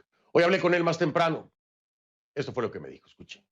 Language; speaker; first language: Spanish; native; Spanish